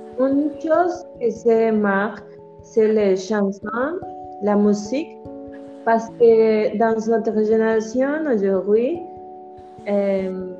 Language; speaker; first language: French; non-native, learner; Spanish